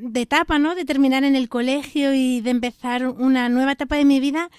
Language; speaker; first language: Spanish; native; Spanish